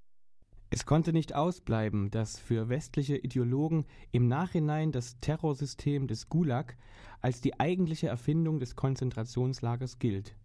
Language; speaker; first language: German; native; German